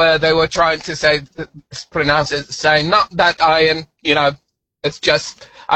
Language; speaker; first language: English; non-native, fluent; Assyrian Neo-Aramaic